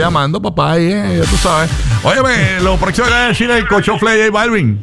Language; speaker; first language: Spanish; native; Spanish